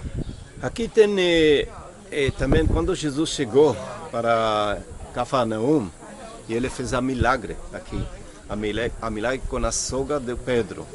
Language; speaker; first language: Portuguese; non-native, fluent; Hebrew